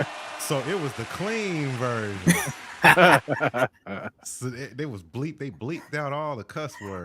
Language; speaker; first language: English; native; English